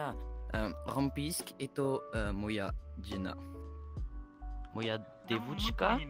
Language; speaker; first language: Russian; non-native, learner; French